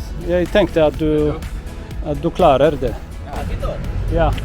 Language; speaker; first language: Swedish; non-native, learner; Polish